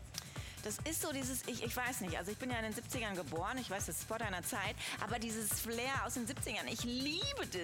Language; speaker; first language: German; native; German